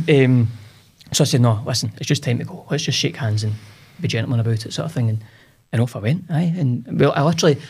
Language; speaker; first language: English; native; English